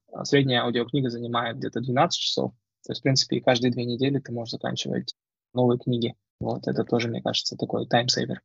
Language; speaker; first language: Russian; native; Russian